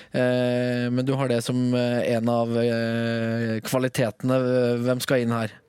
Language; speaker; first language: Norwegian; native; Norwegian